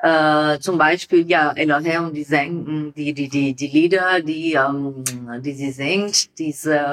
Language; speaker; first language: German; non-native, learner; Persian